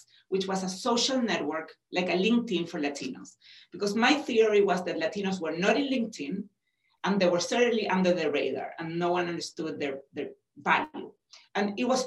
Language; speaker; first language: English; non-native, fluent; Spanish